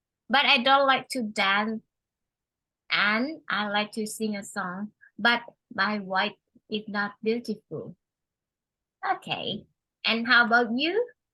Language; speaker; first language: English; non-native, fluent; Thai